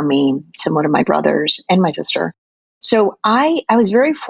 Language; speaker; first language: English; non-native, local second language; Filipino